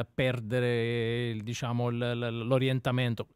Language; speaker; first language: Italian; native; Italian